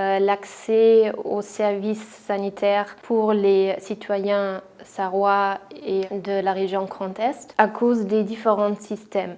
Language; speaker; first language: French; non-native, fluent; German